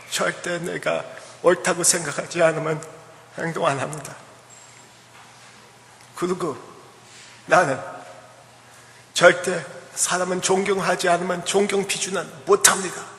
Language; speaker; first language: Korean; early bilingual, heritage; English